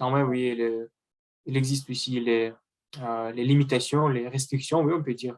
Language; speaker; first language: French; non-native, learner; Russian